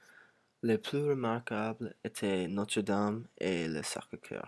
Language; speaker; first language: French; non-native, learner; English